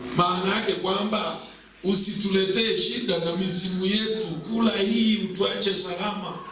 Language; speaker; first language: Swahili; native; Swahili